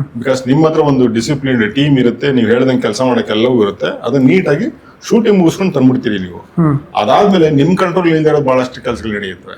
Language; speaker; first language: Kannada; native; Kannada